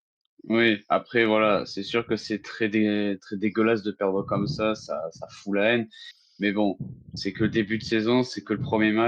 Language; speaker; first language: French; native; French